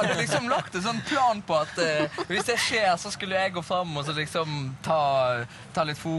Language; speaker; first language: Norwegian; native; Norwegian